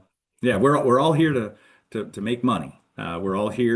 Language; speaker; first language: English; native; English